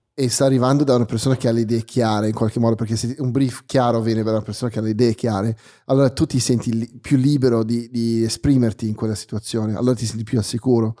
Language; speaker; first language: Italian; early bilingual, heritage; Italian